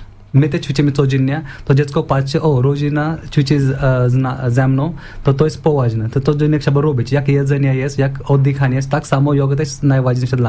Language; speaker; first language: Polish; non-native, learner; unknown